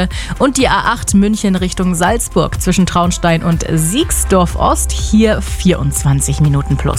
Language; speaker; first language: German; native; German